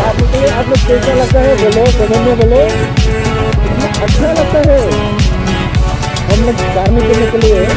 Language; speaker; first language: Hindi; non-native, local second language; Bodo